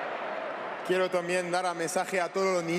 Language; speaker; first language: Spanish; non-native, learner; French